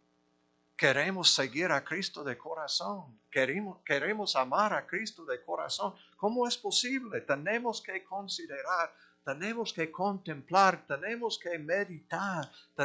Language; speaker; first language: Spanish; non-native, fluent; English